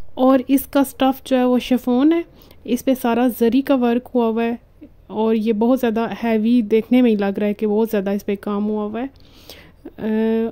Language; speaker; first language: Urdu; native; Urdu